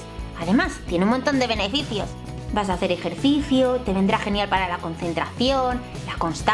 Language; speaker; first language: Spanish; native; Spanish